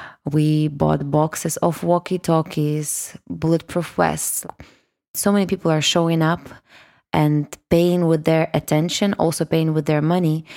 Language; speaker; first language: English; non-native, fluent; Russian